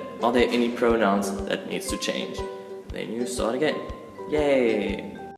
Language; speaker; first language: English; non-native, local second language; Afrikaans